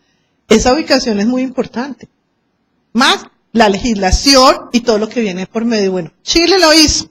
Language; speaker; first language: Spanish; native; Spanish